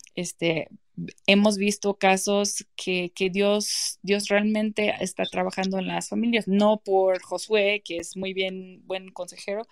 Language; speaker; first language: Spanish; non-native, fluent; English